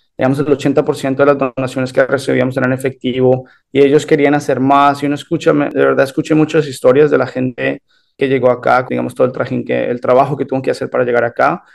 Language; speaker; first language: Spanish; early bilingual, heritage; Spanish